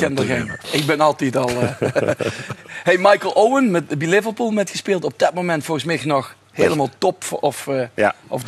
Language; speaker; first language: Dutch; native; Dutch